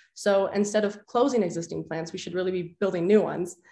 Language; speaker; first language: English; native; English